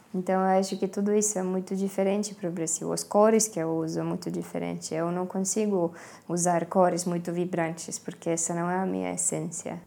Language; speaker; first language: Portuguese; non-native, fluent; Estonian